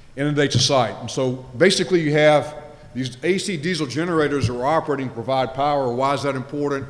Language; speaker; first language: English; native; English